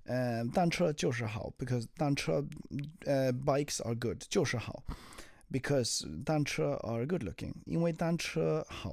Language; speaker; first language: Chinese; non-native, learner; English